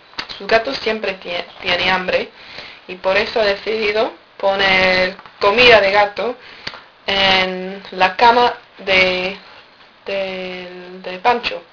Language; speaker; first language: Spanish; non-native, learner; English